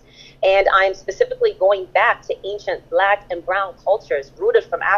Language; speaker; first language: English; early bilingual, other home language; German